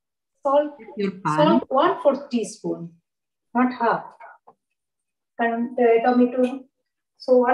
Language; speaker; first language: English; non-native, learner; Bangla